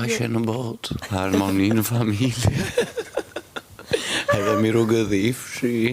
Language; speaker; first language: Albanian; native; Albanian